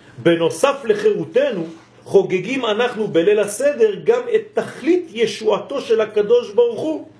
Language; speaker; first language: Hebrew; non-native, fluent; French